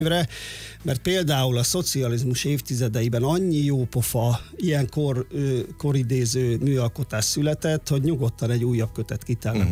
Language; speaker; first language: Hungarian; native; Hungarian